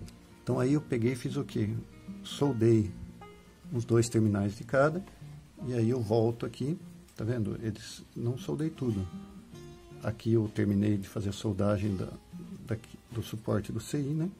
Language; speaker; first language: Portuguese; native; Portuguese